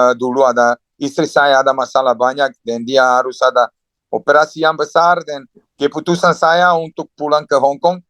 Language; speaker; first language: Indonesian; non-native, fluent; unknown